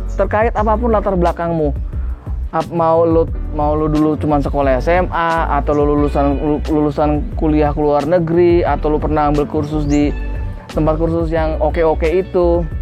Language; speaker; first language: Indonesian; native; Indonesian